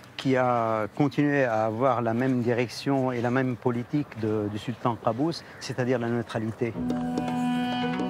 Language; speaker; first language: French; non-native, local second language; Arabic